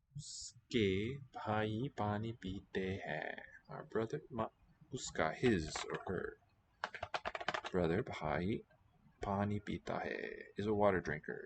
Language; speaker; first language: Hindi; non-native, learner; English